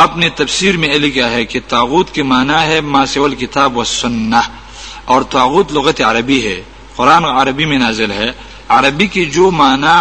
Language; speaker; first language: Urdu; non-native, local second language; Pashto